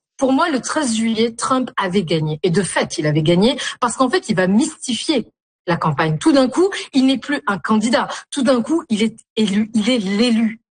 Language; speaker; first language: French; non-native, local second language; Arabic